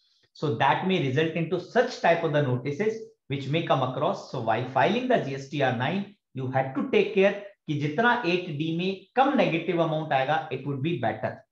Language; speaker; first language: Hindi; native; Hindi